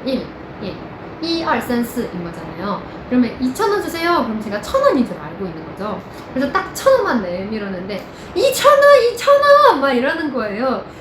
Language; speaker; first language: Korean; non-native, fluent; Chinese